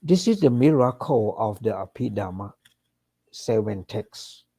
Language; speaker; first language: English; non-native, fluent; Thai